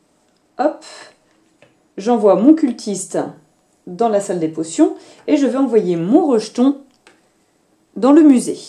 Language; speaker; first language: French; native; French